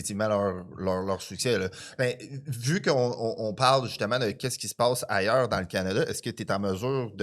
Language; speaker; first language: French; native; French